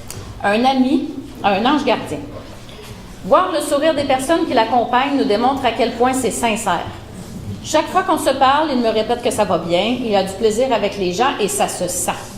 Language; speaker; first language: French; native; French